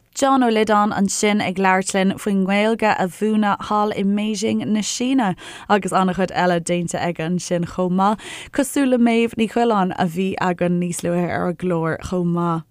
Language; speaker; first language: Irish; native; Irish